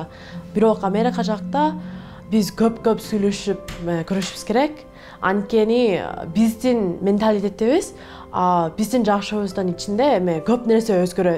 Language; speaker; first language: Kyrgyz; non-native, learner; Korean